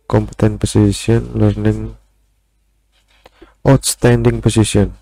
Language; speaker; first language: English; non-native, learner; Indonesian